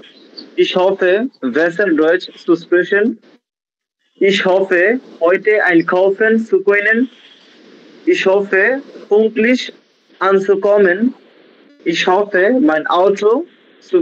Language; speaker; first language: German; non-native, learner; Bangla